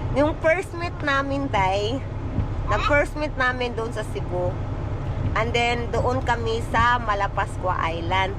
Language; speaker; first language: Filipino; non-native, local second language; Cebuano